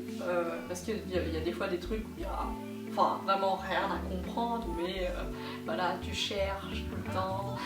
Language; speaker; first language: French; native; French